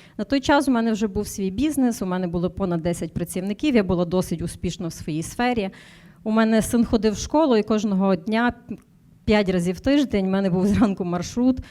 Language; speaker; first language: Ukrainian; native; Ukrainian